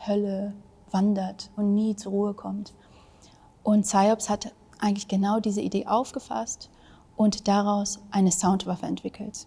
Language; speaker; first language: German; early bilingual, other home language; Vietnamese